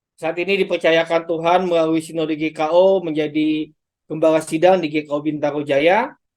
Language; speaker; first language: Indonesian; native; Indonesian